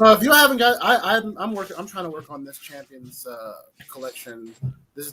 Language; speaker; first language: English; native; English